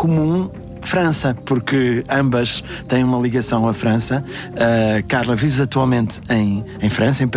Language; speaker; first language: Portuguese; native; Portuguese